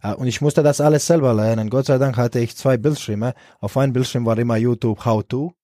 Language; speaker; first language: German; non-native, fluent; Croatian